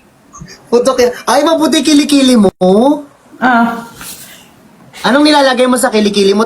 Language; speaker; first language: Filipino; native; Filipino